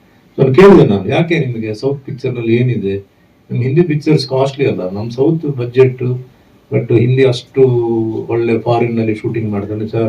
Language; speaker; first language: Kannada; non-native, fluent; Tulu